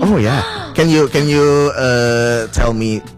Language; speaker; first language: English; non-native, fluent; Indonesian